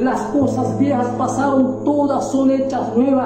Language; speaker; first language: Spanish; native; Spanish